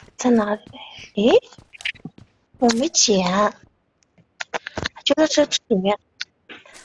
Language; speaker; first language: Chinese; native; Chinese